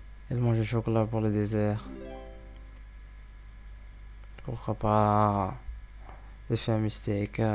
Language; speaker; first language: French; non-native, learner; English